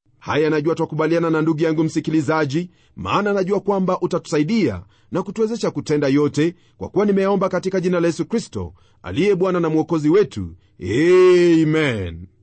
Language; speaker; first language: Swahili; non-native, local second language; Luyia